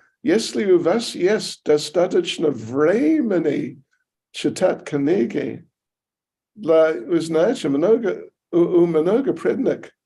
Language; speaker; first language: Russian; non-native, learner; English